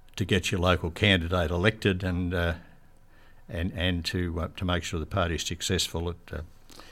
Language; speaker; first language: English; native; English